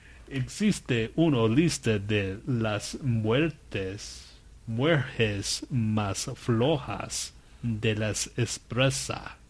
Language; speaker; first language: Spanish; non-native, learner; English